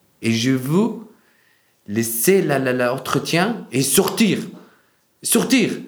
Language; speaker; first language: French; non-native, learner; Arabic